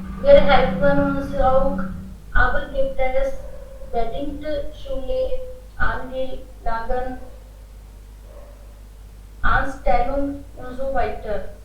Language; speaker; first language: German; non-native, learner; Hindi